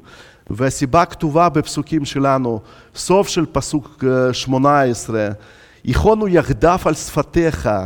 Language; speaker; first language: Hebrew; non-native, fluent; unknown